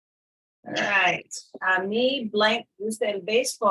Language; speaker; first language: Spanish; non-native, fluent; English